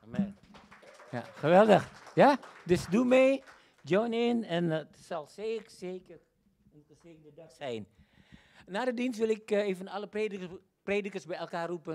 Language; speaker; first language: Dutch; non-native, fluent; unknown